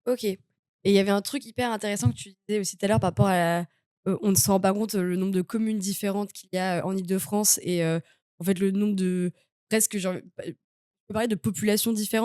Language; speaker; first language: French; native; French